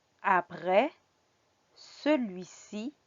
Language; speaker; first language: French; non-native, fluent; Spanish